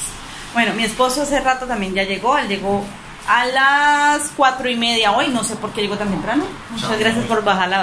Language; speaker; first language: Spanish; native; Spanish